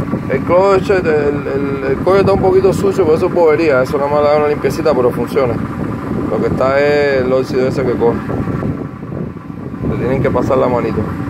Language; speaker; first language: Spanish; native; Spanish